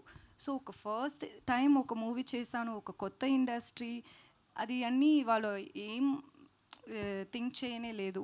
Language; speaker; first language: Telugu; non-native, local second language; Tamil